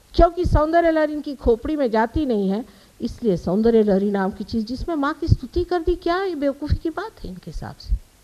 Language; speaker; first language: Hindi; non-native, local second language; Marathi